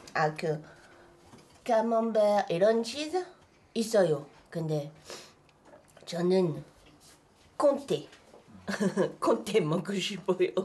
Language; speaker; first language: Korean; non-native, learner; French